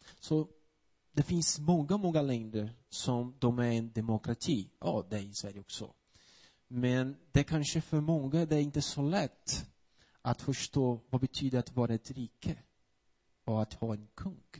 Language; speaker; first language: Swedish; non-native, fluent; Portuguese